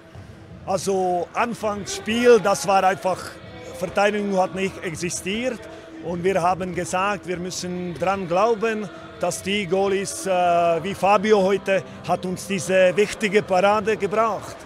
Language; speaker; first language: German; non-native, fluent; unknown